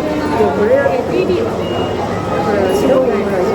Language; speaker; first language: Japanese; non-native, learner; Filipino